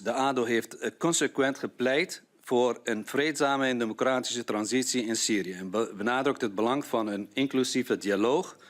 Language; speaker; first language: Dutch; non-native, fluent; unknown